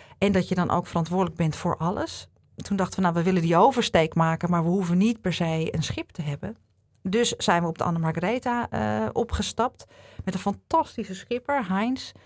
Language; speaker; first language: Dutch; native; Dutch